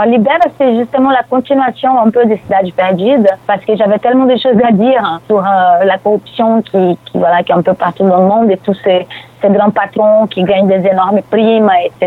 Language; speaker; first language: French; non-native, fluent; Portuguese